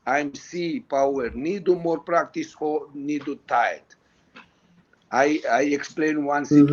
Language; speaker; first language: English; non-native, learner; Georgian